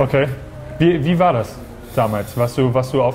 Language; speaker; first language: German; native; German